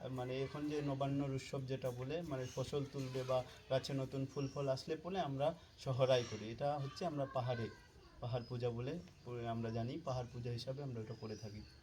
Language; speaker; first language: Bangla; non-native, local second language; Santali